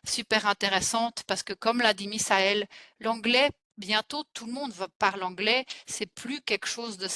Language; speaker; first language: French; non-native, fluent; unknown